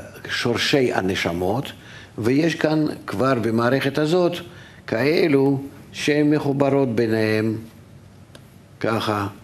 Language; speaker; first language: Hebrew; non-native, fluent; Russian